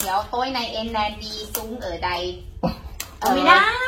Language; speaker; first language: Vietnamese; non-native, learner; Thai